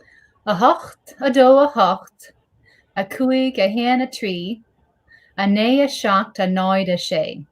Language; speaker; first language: Irish; non-native, learner; English